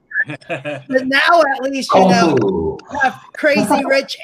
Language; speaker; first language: English; early bilingual, other home language; Cantonese